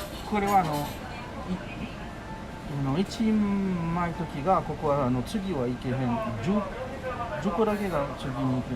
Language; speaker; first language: Japanese; non-native, learner; French